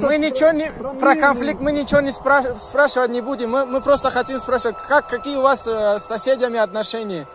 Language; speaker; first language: Russian; non-native, fluent; Tajik